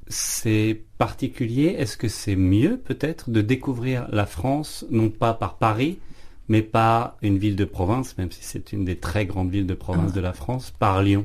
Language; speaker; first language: French; native; French